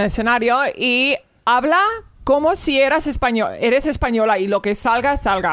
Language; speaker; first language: Spanish; early bilingual, heritage; English